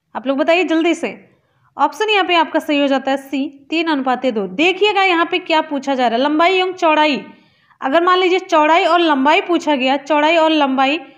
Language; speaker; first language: Hindi; native; Hindi